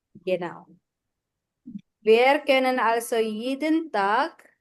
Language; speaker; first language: German; non-native, fluent; Filipino